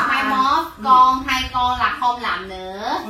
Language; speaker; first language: Vietnamese; non-native, learner; Thai